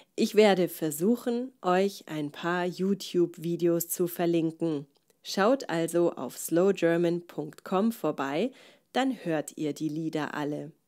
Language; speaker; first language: German; native; German